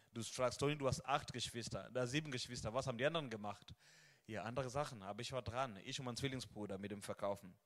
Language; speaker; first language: German; non-native, fluent; Swahili